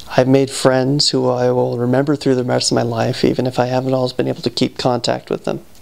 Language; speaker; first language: English; native; English